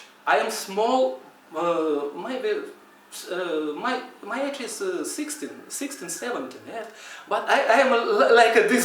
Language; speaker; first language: English; non-native, learner; Russian